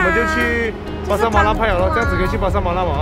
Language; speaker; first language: Chinese; native; Chinese